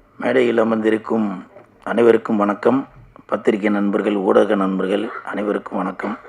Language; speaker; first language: Tamil; native; Tamil